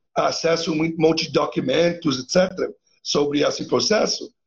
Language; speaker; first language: Portuguese; non-native, fluent; English